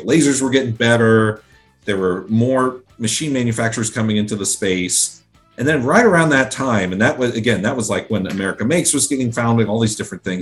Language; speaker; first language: English; native; English